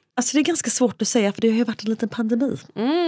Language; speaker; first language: Swedish; native; Swedish